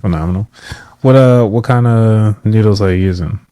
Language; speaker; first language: English; native; English